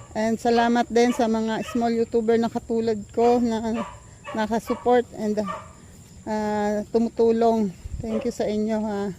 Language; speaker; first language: Filipino; native; Filipino